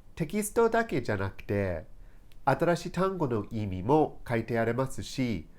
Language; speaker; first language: Japanese; non-native, fluent; English